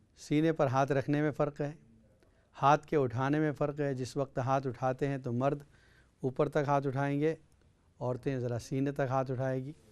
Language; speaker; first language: Urdu; native; Urdu